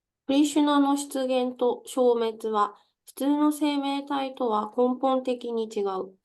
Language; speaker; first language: Japanese; native; Japanese